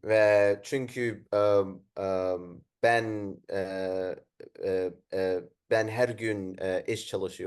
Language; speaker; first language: Turkish; non-native, learner; Arabic